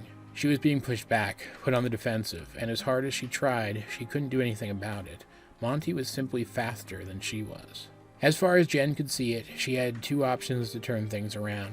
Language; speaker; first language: English; native; English